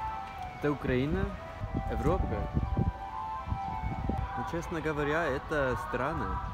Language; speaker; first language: Russian; non-native, learner; Norwegian